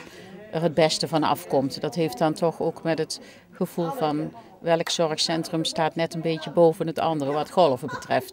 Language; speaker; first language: Dutch; native; Dutch